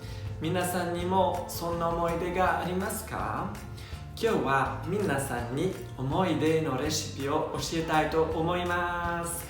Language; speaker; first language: Japanese; non-native, learner; Italian